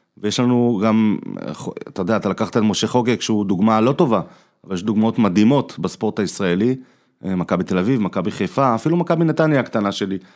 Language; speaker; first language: Hebrew; early bilingual, other home language; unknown